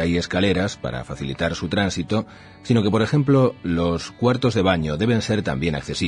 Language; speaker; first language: Spanish; native; Spanish